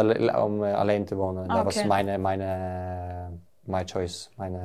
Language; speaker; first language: German; non-native, learner; Norwegian